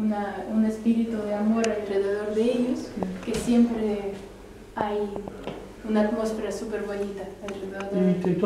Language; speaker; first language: Spanish; early bilingual, other home language; Russian